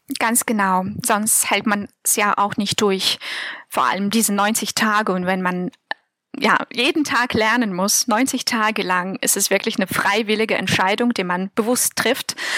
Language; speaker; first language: German; non-native, fluent; Russian